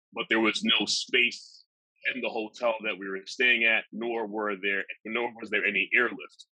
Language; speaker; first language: English; native; English